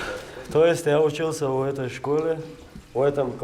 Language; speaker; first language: Russian; non-native, local second language; Chechen